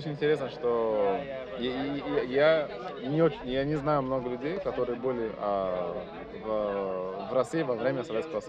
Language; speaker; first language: Russian; non-native, fluent; Portuguese